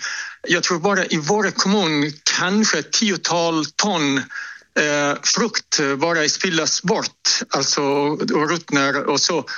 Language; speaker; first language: Swedish; non-native, fluent; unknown